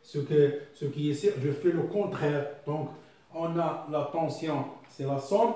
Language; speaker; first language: French; non-native, local second language; Arabic